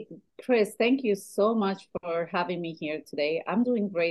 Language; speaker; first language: English; non-native, fluent; Spanish